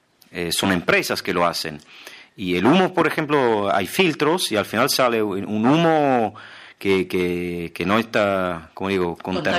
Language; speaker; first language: Spanish; non-native, fluent; German